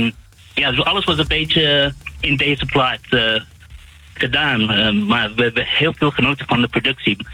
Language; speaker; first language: Dutch; non-native, fluent; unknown